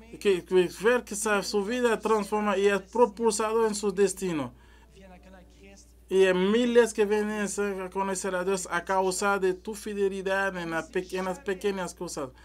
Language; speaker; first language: Spanish; non-native, learner; French